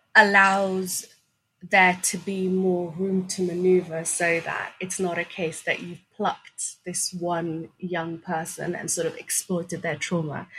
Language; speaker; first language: English; non-native, fluent; Swedish